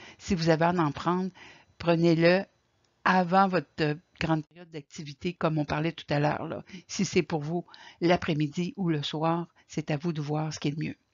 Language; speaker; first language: French; native; French